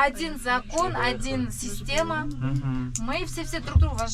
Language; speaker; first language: Russian; non-native, local second language; Kazakh